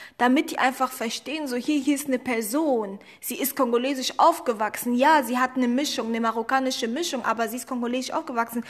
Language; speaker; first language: German; early bilingual, other home language; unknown